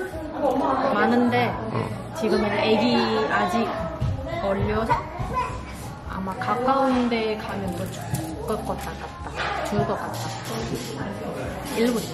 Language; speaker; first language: Korean; non-native, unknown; Indonesian